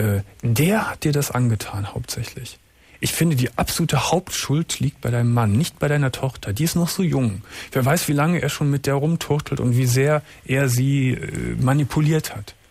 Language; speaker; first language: German; native; German